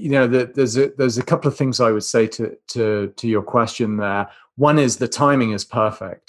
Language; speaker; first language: English; native; English